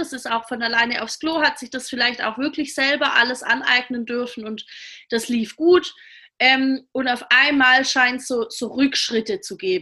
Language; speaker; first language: German; native; German